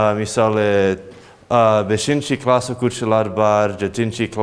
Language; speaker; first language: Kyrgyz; non-native, learner; English